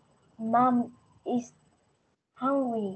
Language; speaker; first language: English; non-native, learner; Vietnamese